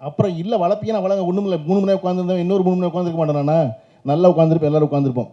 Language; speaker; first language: Tamil; native; Tamil